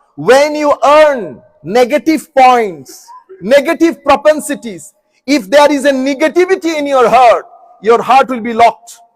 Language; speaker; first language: English; non-native, local second language; Bangla